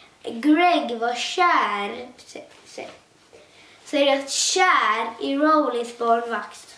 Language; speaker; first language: Swedish; non-native, local second language; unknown